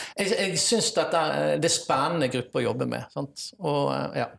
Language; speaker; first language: Norwegian; native; Norwegian